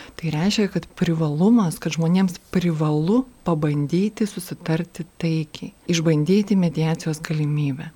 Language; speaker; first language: Lithuanian; native; Lithuanian